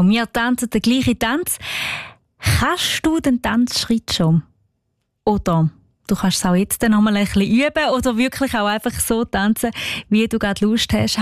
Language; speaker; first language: German; native; German